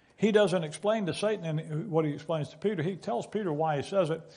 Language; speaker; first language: English; native; English